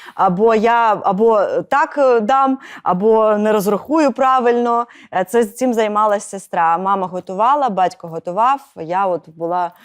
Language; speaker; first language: Ukrainian; non-native, local second language; Russian